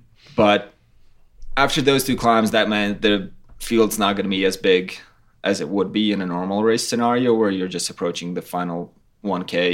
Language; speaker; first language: English; non-native, fluent; Latvian